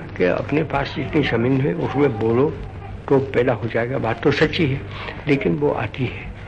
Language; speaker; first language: Hindi; non-native, local second language; Gujarati